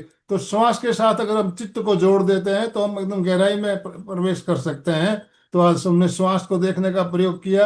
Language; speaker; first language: Hindi; native; Hindi